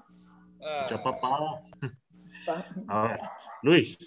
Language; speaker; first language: Spanish; native; Spanish